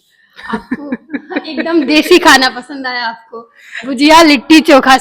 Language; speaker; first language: Hindi; native; Hindi